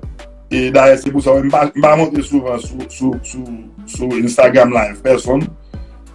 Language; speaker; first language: French; non-native, local second language; Haitian Creole